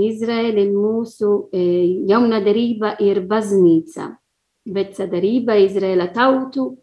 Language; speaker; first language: Latvian; non-native, learner; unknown